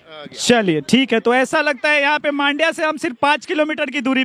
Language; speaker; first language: Hindi; native; Hindi